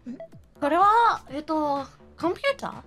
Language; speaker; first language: Japanese; non-native, learner; English